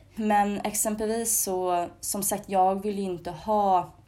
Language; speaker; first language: Swedish; early bilingual, other home language; Hungarian